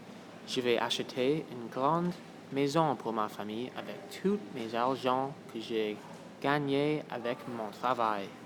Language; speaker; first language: French; non-native, local second language; English